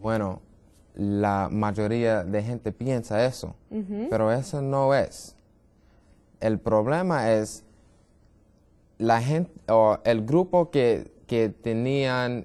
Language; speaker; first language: Spanish; non-native, learner; English